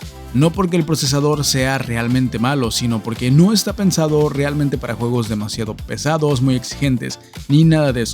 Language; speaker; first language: Spanish; native; Spanish